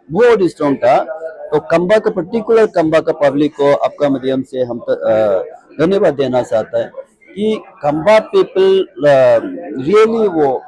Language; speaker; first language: Hindi; non-native, local second language; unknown